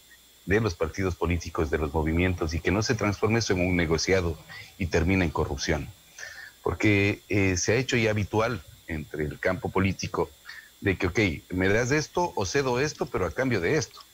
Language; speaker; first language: Spanish; native; Spanish